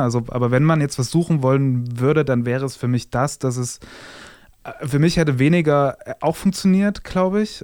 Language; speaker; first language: German; native; German